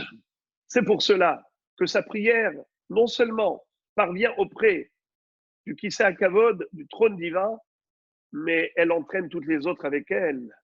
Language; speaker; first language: French; native; French